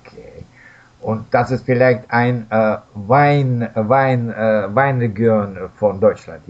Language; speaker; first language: German; non-native, fluent; Russian